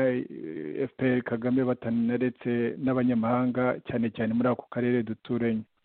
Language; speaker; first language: Kinyarwanda; early bilingual, heritage; Kinyarwanda